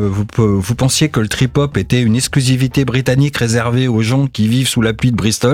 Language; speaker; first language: French; native; French